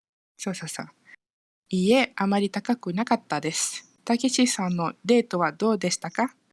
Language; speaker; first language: Japanese; non-native, fluent; Malay